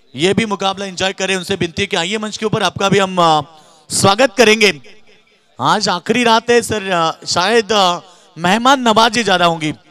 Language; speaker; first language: Hindi; non-native, local second language; Marathi